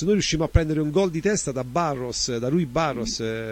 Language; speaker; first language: Italian; native; Italian